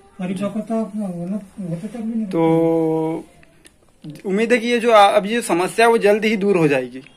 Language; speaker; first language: Hindi; native; Hindi